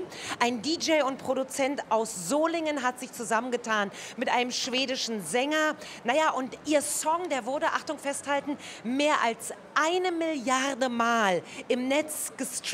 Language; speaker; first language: German; native; German